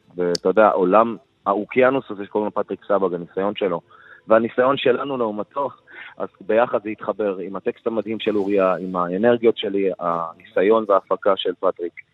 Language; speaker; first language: Hebrew; non-native, local second language; Arabic